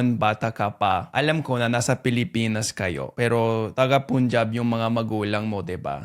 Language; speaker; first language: Filipino; non-native, fluent; English